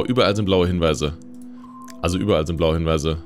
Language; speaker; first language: German; native; German